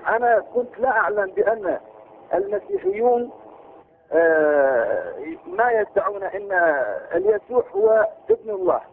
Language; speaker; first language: Arabic; non-native, learner; Persian